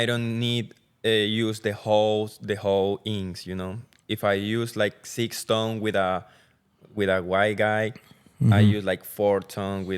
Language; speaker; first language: English; non-native, learner; Spanish